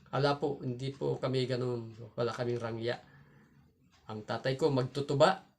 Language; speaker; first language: Filipino; non-native, local second language; Cebuano